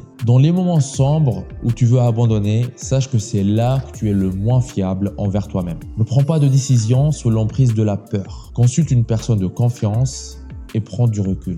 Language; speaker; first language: French; native; French